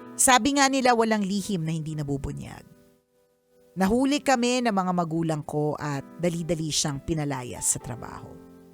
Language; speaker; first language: Filipino; native; Filipino